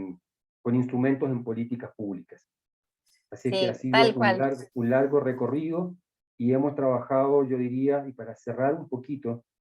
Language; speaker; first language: Spanish; native; Spanish